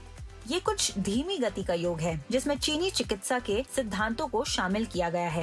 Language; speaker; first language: Hindi; native; Hindi